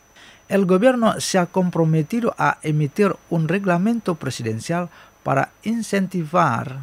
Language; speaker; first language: Spanish; non-native, fluent; Indonesian